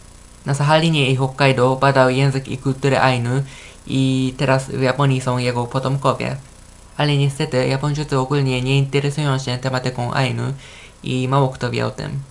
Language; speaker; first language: Polish; non-native, fluent; Japanese